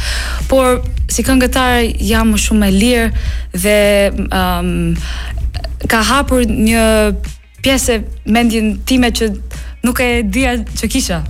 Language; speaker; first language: Albanian; non-native, learner; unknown